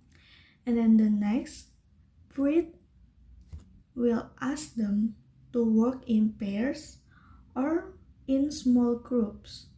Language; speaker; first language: English; non-native, learner; Indonesian